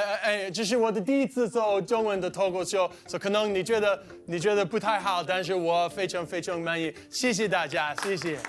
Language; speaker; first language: Chinese; non-native, learner; English